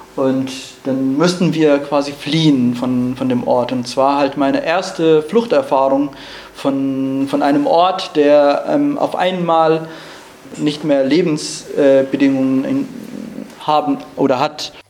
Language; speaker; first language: German; non-native, fluent; Arabic